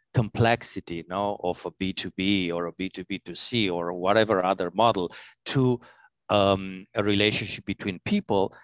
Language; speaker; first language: English; non-native, fluent; Romanian